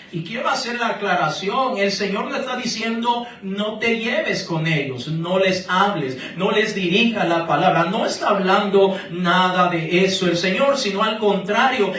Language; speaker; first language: Spanish; native; Spanish